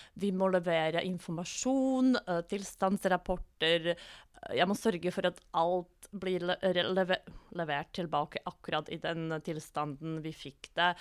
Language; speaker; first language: Norwegian; non-native, fluent; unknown